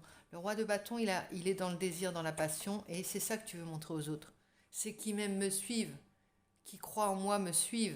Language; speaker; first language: French; native; French